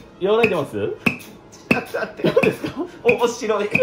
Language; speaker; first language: Japanese; native; Japanese